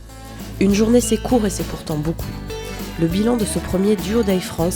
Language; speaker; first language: French; native; French